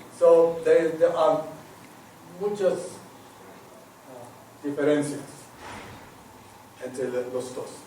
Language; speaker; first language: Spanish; non-native, learner; English